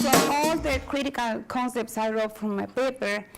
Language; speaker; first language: English; non-native, local second language; Spanish